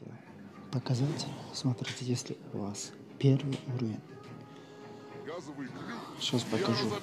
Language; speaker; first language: Russian; non-native, local second language; Uzbek